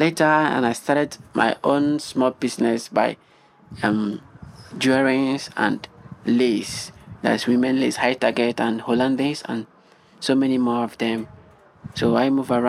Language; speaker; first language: English; non-native, local second language; Igbo